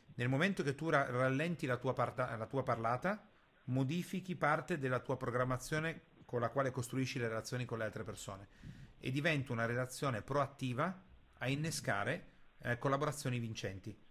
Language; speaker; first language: Italian; native; Italian